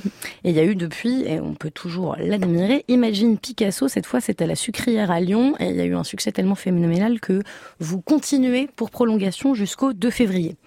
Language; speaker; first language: French; native; French